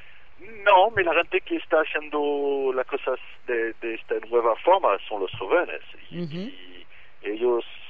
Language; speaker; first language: Spanish; non-native, fluent; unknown